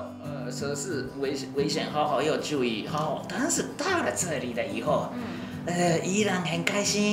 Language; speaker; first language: Chinese; non-native, learner; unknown